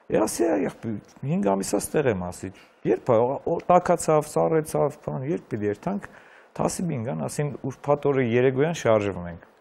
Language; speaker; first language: Armenian; native; Armenian